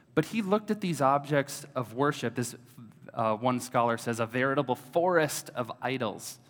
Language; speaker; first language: English; native; English